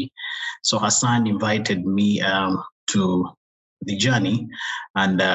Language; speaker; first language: English; non-native, local second language; Kinyarwanda